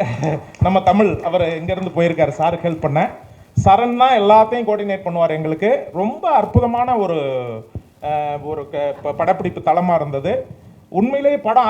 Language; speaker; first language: Tamil; native; Tamil